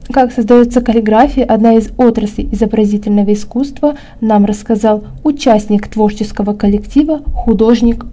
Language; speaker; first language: Russian; native; Russian